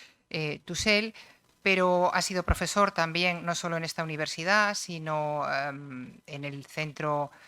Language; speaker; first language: Spanish; native; Spanish